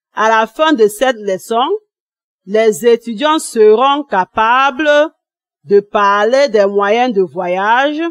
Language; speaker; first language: French; non-native, fluent; Igbo